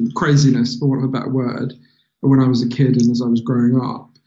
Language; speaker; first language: English; native; English